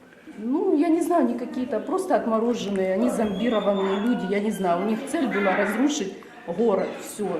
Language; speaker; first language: Russian; native; Russian